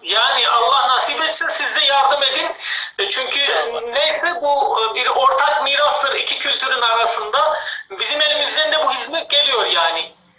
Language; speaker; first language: Turkish; non-native, fluent; Persian